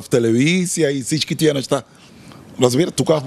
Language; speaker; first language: Bulgarian; non-native, learner; Spanish